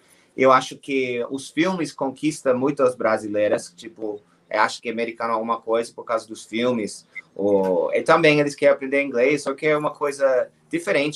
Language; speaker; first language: Portuguese; non-native, learner; English